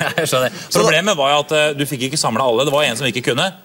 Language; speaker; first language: Norwegian; native; Norwegian